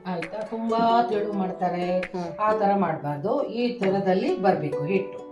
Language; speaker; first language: Kannada; native; Kannada